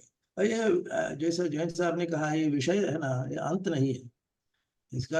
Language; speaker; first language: Hindi; non-native, local second language; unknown